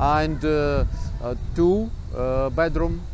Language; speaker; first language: English; non-native, learner; Ukrainian